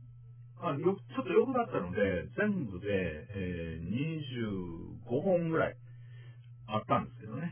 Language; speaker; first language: Japanese; native; Japanese